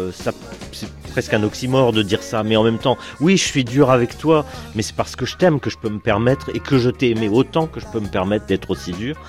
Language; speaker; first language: French; native; French